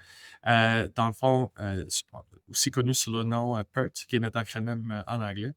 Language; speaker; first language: French; non-native, local second language; English